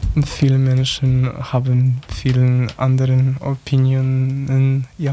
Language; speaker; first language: German; non-native, learner; Polish